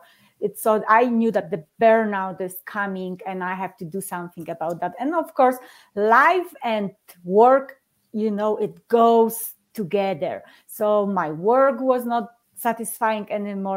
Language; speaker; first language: English; non-native, fluent; Polish